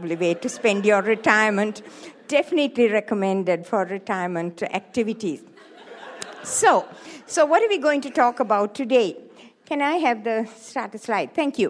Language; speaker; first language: English; non-native, local second language; Tamil